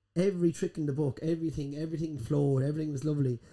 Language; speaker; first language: English; native; English